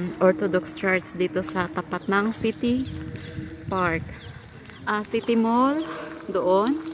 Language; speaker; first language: Filipino; non-native, local second language; Cebuano